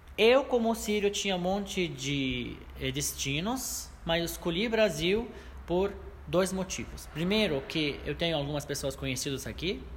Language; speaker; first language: Portuguese; non-native, fluent; Arabic